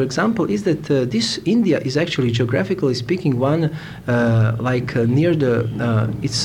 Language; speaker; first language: English; non-native, fluent; Serbian